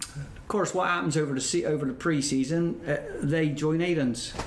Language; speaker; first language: English; native; English